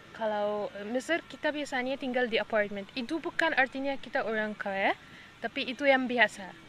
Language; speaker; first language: Indonesian; non-native, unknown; Arabic